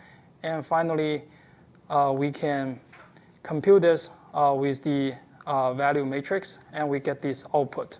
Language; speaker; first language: English; non-native, fluent; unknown